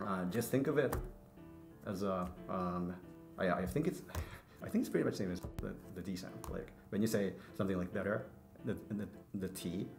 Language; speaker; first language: English; non-native, fluent; Japanese